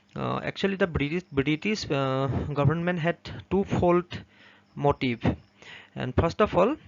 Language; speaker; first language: English; non-native, local second language; Assamese